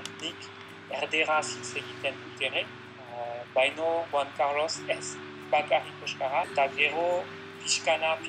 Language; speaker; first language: Basque; non-native, learner; French